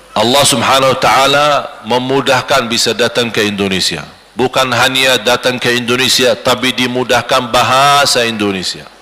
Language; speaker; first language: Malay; non-native, fluent; Arabic